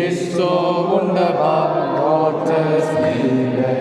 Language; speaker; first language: German; non-native, learner; Malayalam